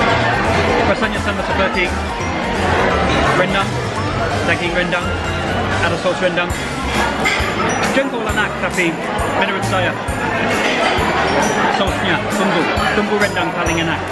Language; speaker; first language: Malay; non-native, learner; English